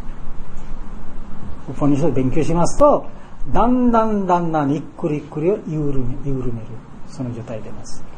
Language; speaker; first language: Japanese; non-native, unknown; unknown